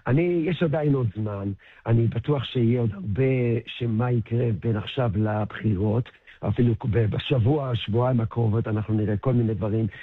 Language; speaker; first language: Hebrew; early bilingual, heritage; Hebrew